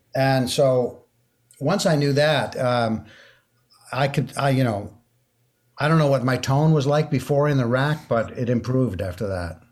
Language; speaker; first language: English; early bilingual, other home language; French